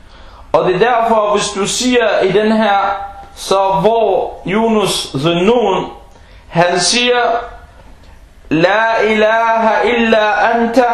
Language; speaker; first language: Danish; non-native, local second language; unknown